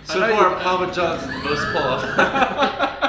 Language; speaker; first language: English; native; English